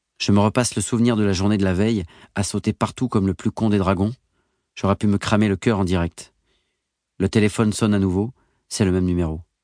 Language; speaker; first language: French; native; French